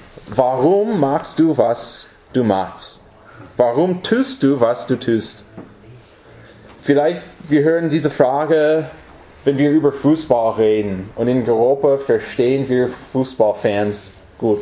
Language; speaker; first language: German; non-native, fluent; English